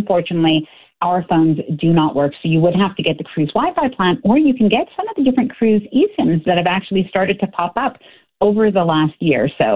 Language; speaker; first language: English; native; English